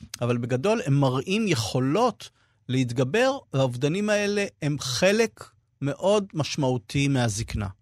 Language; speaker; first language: Hebrew; native; Hebrew